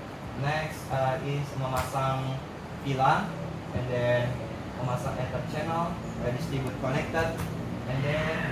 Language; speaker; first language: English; non-native, learner; Indonesian